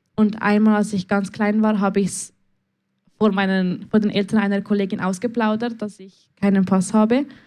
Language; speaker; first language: German; early bilingual, other home language; Spanish